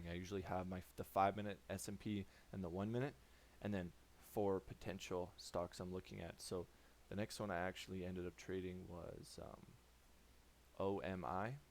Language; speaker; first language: English; native; English